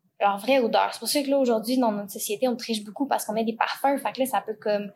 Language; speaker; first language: French; native; French